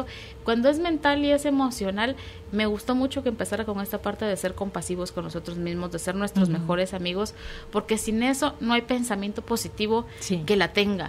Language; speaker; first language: Spanish; native; Spanish